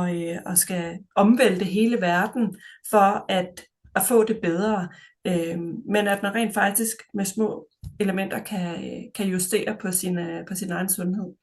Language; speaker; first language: Danish; native; Danish